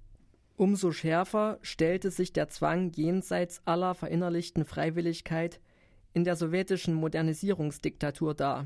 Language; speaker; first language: German; native; German